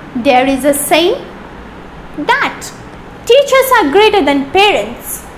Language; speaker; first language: English; non-native, local second language; Hindi